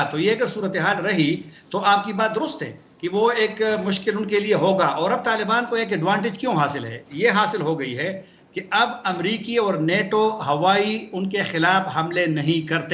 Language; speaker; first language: Hindi; non-native, local second language; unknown